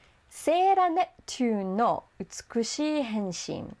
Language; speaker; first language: Japanese; non-native, fluent; English